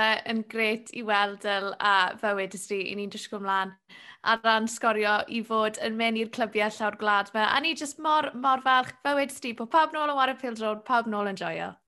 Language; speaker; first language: Welsh; native; Welsh